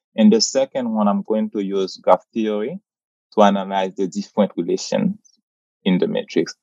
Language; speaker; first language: English; non-native, fluent; Haitian Creole